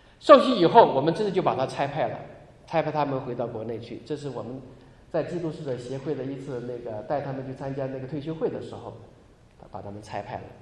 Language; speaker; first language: Chinese; native; Chinese